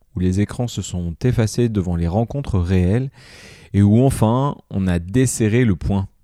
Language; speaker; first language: French; native; French